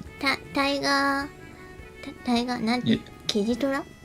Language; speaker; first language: Japanese; native; Japanese